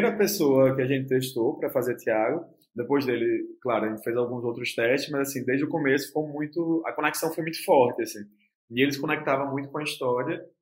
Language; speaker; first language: Portuguese; native; Portuguese